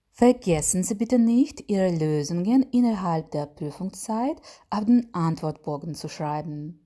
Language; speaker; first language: German; non-native, learner; Ukrainian